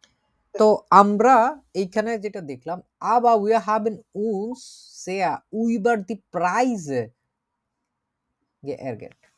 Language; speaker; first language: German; non-native, fluent; Bangla